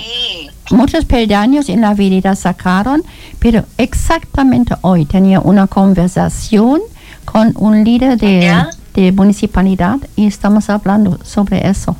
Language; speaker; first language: Spanish; non-native, learner; German